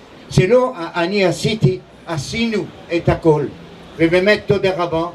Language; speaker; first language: Hebrew; non-native, learner; French